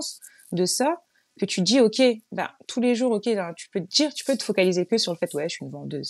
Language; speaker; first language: French; native; French